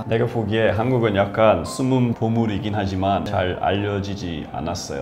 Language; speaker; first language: Korean; non-native, fluent; English